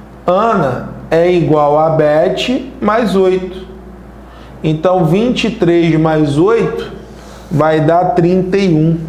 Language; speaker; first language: Portuguese; native; Portuguese